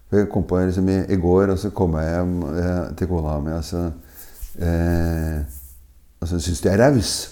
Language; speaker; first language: Norwegian; native; Norwegian